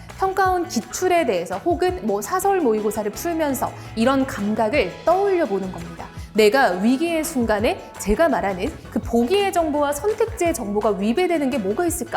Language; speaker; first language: Korean; native; Korean